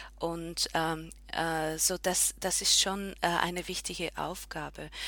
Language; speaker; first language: German; non-native, fluent; Slovak